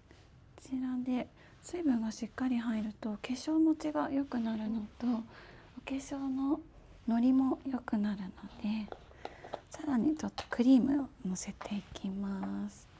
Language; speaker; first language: Japanese; native; Japanese